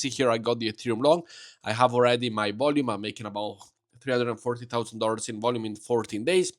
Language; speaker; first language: English; non-native, fluent; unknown